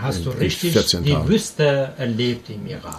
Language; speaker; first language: German; non-native, learner; Persian